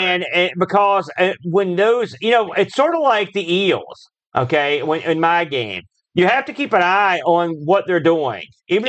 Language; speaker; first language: English; native; English